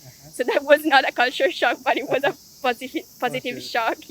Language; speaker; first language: English; non-native, fluent; Italian